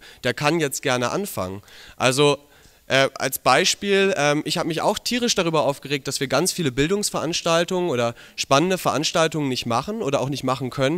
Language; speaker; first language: German; native; German